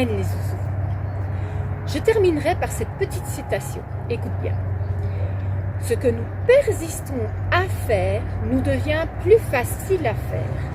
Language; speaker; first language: French; native; French